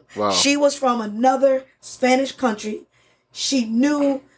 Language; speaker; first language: English; early bilingual, other home language; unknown